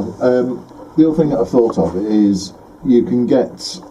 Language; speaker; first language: English; native; English